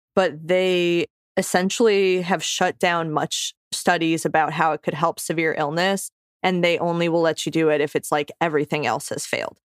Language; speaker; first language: English; native; English